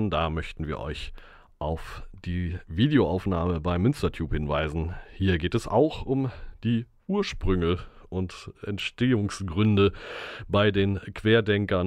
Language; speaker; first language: German; native; German